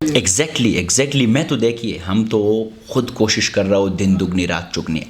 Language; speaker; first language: Urdu; non-native, local second language; Pashto